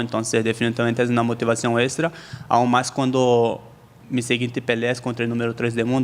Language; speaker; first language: Spanish; native; Spanish